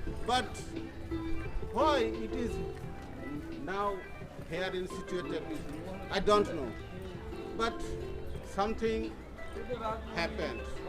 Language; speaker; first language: English; non-native, local second language; Bangla